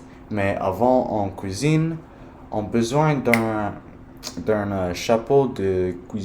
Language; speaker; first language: French; non-native, learner; English